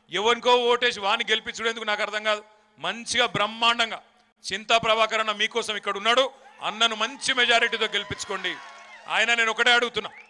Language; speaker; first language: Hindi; non-native, local second language; Telugu